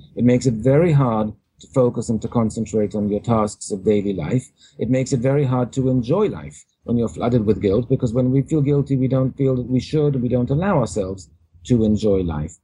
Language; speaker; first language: English; native; English